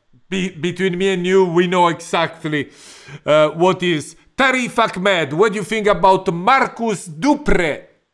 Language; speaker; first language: English; non-native, fluent; Italian